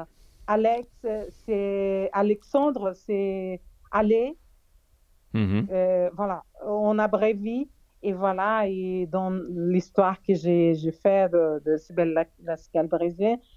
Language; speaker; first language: French; non-native, fluent; Portuguese